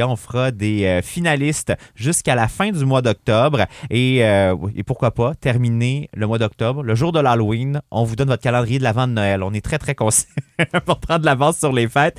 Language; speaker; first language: French; native; French